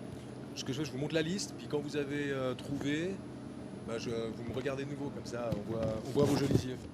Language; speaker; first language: French; native; French